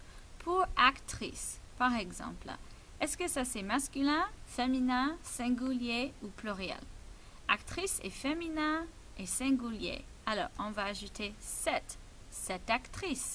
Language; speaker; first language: French; non-native, fluent; English